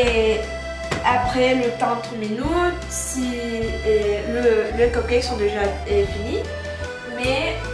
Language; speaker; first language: French; non-native, learner; Spanish